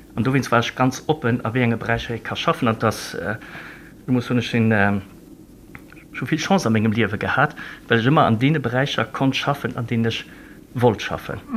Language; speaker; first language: Luxembourgish; native; Luxembourgish